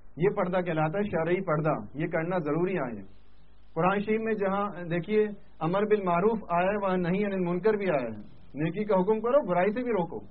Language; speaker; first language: Urdu; non-native, local second language; Sindhi